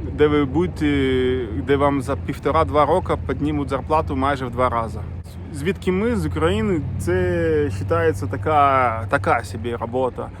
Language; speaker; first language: Ukrainian; non-native, local second language; Russian